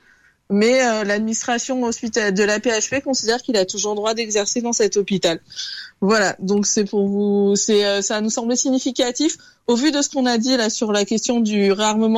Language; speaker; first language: French; native; French